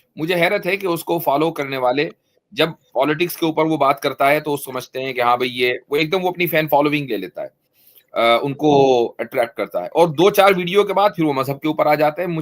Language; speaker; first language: Urdu; native; Urdu